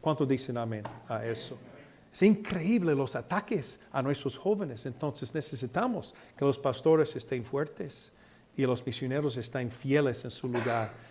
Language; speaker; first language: Spanish; non-native, fluent; English